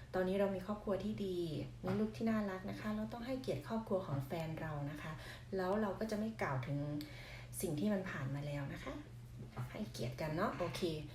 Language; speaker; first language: Thai; non-native, local second language; Northeastern Thai